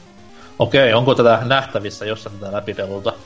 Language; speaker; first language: Finnish; native; Finnish